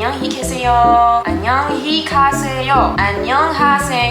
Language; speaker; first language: Korean; non-native, learner; English